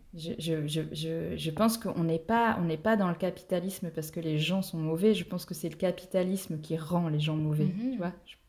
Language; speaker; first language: French; native; French